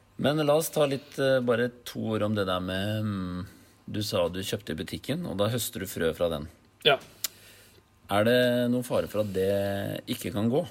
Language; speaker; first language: Norwegian; native; Norwegian